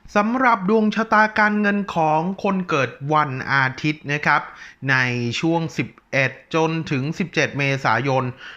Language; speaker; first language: Thai; native; Thai